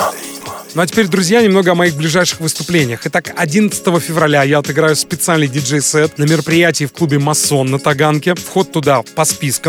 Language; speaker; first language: Russian; native; Russian